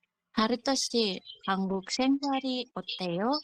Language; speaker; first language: Korean; non-native, learner; Indonesian